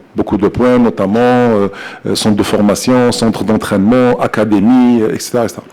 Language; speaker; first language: French; non-native, local second language; Arabic